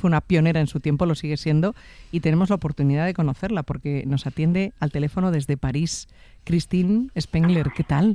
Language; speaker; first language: Spanish; native; Spanish